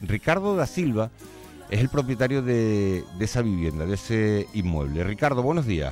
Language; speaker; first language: Spanish; native; Spanish